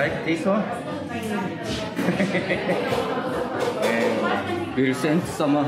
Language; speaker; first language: English; non-native, learner; Korean